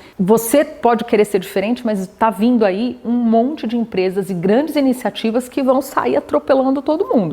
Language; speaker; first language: Portuguese; native; Portuguese